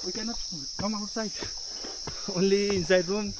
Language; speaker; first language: English; non-native, learner; Nepali